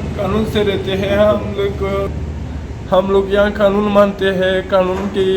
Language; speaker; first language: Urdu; non-native, fluent; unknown